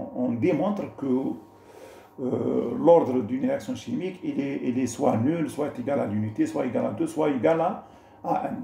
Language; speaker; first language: French; non-native, local second language; Arabic